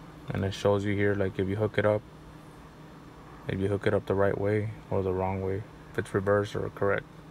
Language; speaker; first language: English; early bilingual, other home language; Spanish